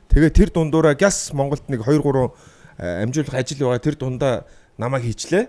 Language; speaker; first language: Mongolian; native; Mongolian